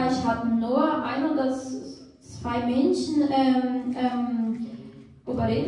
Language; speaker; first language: German; non-native, fluent; Portuguese